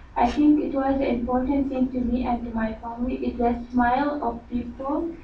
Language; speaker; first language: English; non-native, learner; Arabic